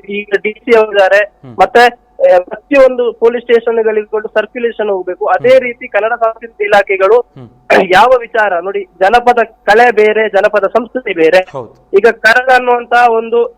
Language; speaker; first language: Kannada; non-native, local second language; Tulu